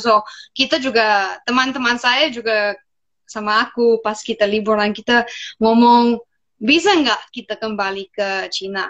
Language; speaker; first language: Indonesian; non-native, fluent; English